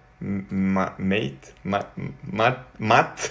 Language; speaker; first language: Spanish; non-native, learner; Serbian